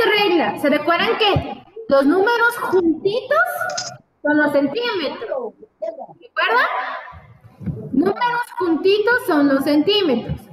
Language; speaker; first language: Spanish; native; Spanish